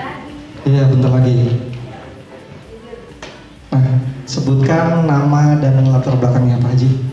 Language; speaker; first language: Indonesian; native; Indonesian